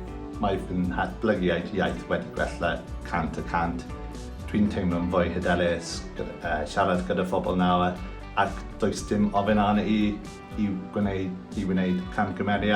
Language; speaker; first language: Welsh; non-native, local second language; English